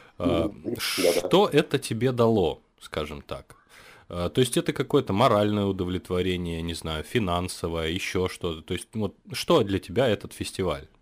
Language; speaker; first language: Russian; native; Russian